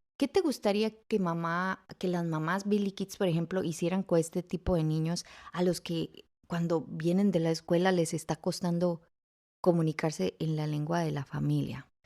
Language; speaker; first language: Spanish; native; Spanish